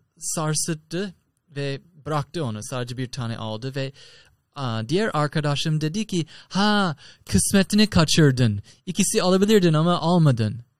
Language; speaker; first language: Turkish; non-native, learner; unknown